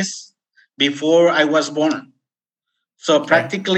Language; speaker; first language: English; non-native, fluent; Spanish